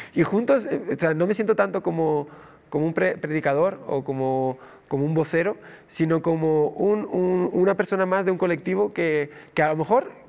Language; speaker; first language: Spanish; native; Spanish